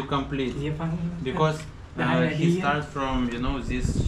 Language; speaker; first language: English; non-native, learner; Russian